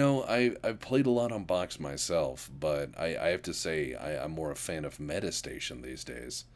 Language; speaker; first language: English; native; English